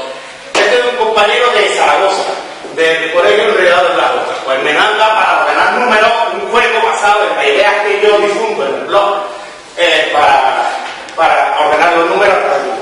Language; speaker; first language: Spanish; native; Spanish